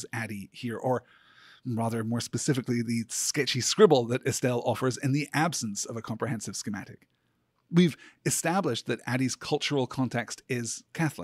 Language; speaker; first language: English; native; English